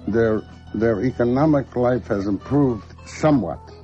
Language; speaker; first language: English; native; English